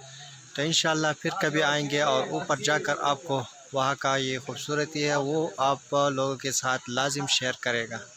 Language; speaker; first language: Hindi; non-native, local second language; Pashto